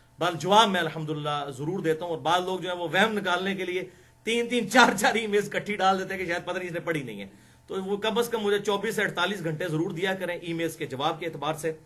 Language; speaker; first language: Urdu; non-native, local second language; Punjabi